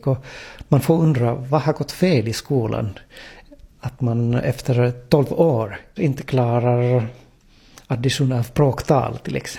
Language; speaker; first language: Swedish; non-native, local second language; Finnish